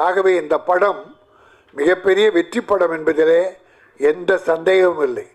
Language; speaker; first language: Tamil; native; Tamil